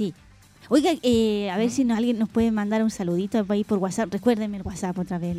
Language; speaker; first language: Spanish; native; Spanish